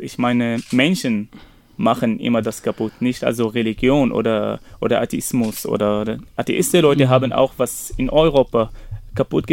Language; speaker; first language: German; non-native, fluent; Arabic